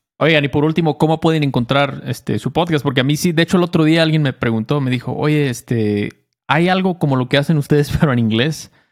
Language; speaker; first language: Spanish; native; Spanish